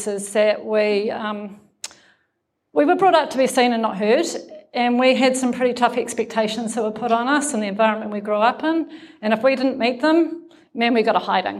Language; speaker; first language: English; native; English